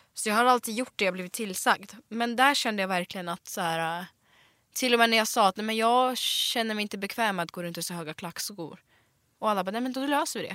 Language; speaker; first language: Swedish; early bilingual, other home language; Russian